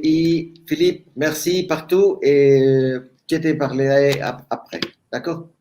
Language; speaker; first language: French; non-native, learner; Spanish